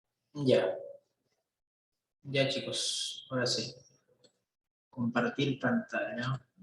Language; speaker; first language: Spanish; native; Spanish